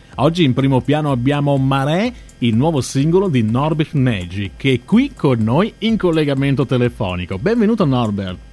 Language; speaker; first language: Italian; native; Italian